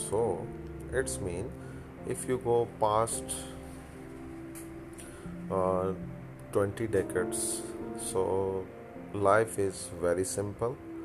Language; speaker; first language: English; non-native, local second language; Urdu